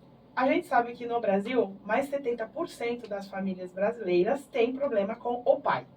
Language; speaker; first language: Portuguese; native; Portuguese